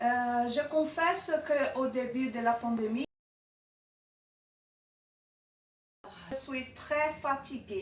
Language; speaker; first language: French; non-native, learner; Portuguese